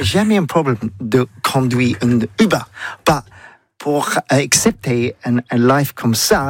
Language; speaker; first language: French; non-native, learner; English